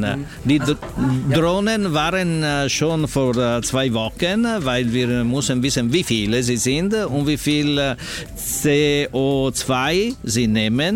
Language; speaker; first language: German; non-native, learner; Italian